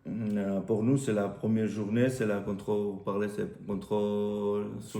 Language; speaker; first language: French; non-native, learner; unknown